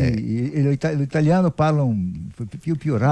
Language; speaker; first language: Italian; non-native, learner; Portuguese